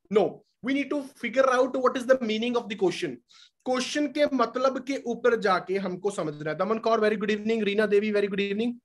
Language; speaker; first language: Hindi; non-native, local second language; Punjabi